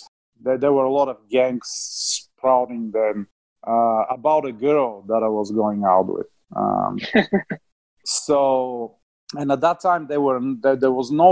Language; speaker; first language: English; non-native, fluent; Bulgarian